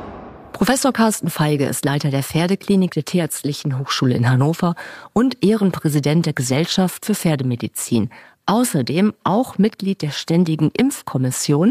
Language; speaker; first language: German; native; German